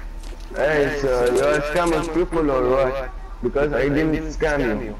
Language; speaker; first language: English; non-native, learner; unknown